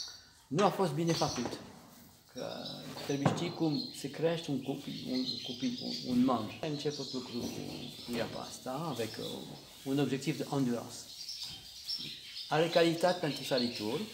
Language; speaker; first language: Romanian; non-native, learner; French